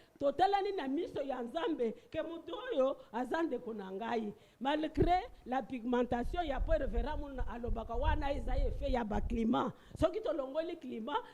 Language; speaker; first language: Lingala; non-native, local second language; Luba-Lulua